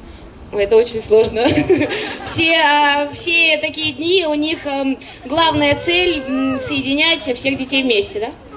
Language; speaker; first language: Russian; native; Russian